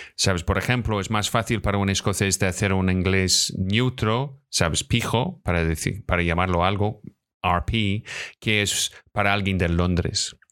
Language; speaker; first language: Spanish; non-native, fluent; English